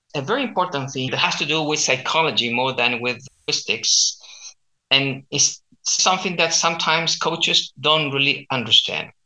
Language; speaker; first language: English; non-native, fluent; Spanish